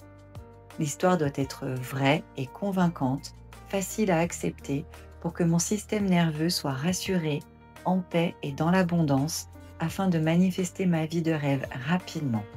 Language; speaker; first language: French; native; French